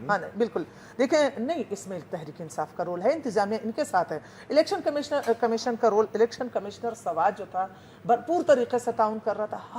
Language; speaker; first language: Urdu; non-native, local second language; Pashto